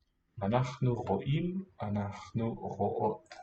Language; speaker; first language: Hebrew; non-native, learner; English